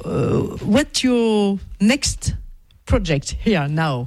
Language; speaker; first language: English; non-native, learner; French